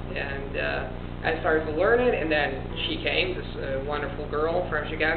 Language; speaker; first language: English; non-native, fluent; Italian